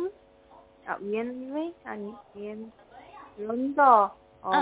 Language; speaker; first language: Chinese; non-native, learner; Korean